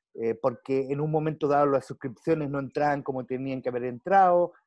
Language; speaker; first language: Spanish; early bilingual, heritage; Spanish